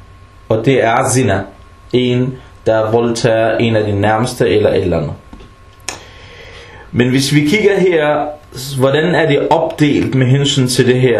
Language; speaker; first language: Danish; non-native, fluent; Arabic